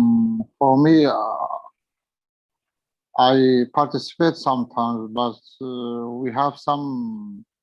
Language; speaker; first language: English; non-native, learner; Arabic